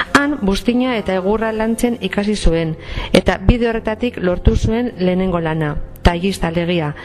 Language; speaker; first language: Basque; non-native, local second language; Spanish